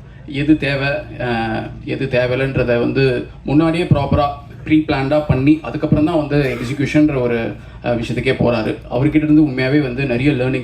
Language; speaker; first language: Tamil; native; Tamil